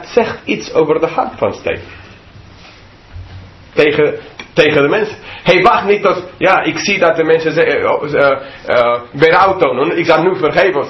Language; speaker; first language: Dutch; non-native, fluent; English